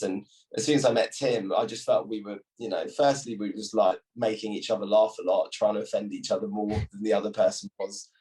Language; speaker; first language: English; native; English